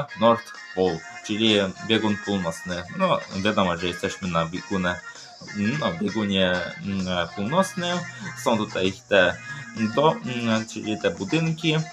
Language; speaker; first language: Polish; early bilingual, other home language; Ukrainian